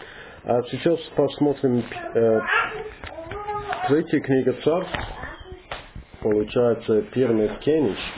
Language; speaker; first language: Russian; non-native, learner; English